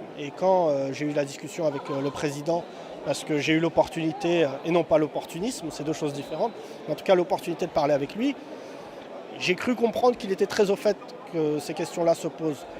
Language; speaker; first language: French; native; French